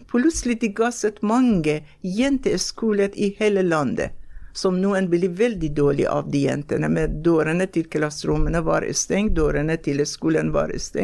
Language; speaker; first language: Norwegian; non-native, fluent; Persian